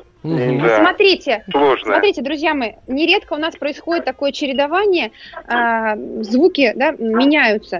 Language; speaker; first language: Russian; native; Russian